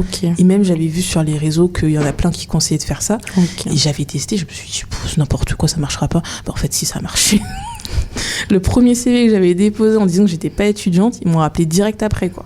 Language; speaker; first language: French; native; French